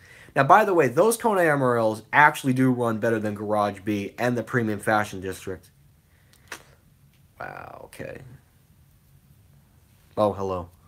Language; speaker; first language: English; native; English